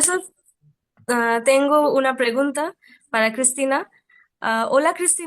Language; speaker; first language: Spanish; non-native, fluent; Bangla